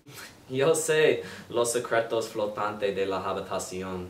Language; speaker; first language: Spanish; non-native, learner; English